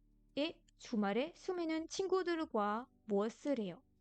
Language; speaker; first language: Korean; non-native, fluent; French